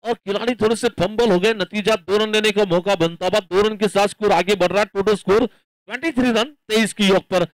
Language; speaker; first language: Hindi; non-native, local second language; Marathi